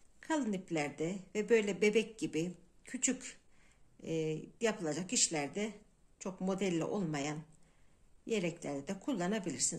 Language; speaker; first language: Turkish; native; Turkish